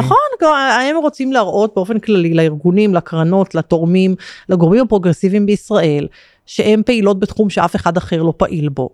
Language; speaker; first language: Hebrew; native; Hebrew